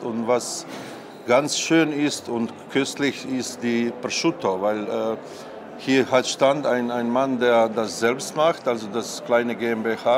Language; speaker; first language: German; non-native, fluent; Croatian